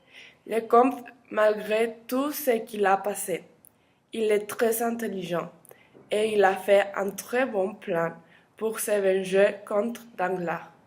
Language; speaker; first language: French; non-native, learner; Spanish